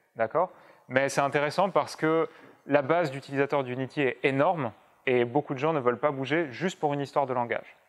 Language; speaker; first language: French; native; French